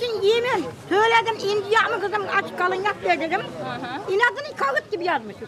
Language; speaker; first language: Turkish; native; Turkish